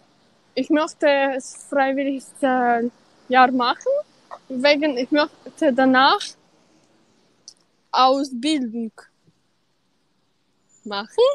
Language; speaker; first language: German; non-native, learner; Russian